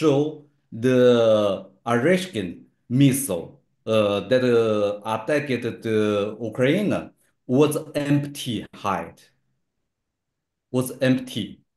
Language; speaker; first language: English; non-native, learner; Chinese